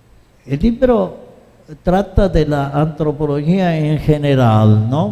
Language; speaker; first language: Spanish; non-native, fluent; Italian